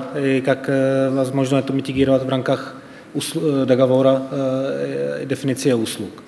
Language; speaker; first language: Russian; non-native, fluent; Czech